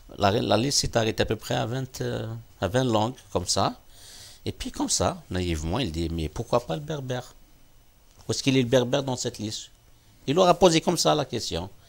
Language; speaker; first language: French; non-native, local second language; Kabyle